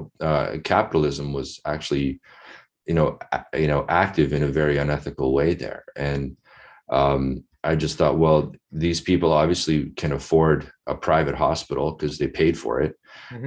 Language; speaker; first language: English; native; English